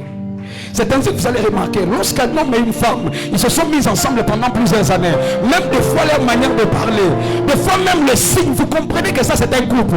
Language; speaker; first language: French; non-native, local second language; Swahili